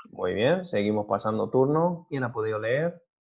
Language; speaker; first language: Spanish; native; Spanish